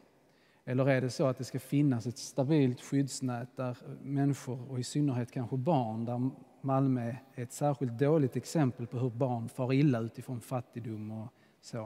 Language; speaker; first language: Swedish; native; Swedish